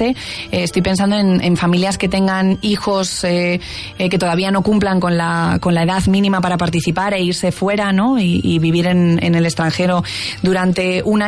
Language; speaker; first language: Spanish; native; Spanish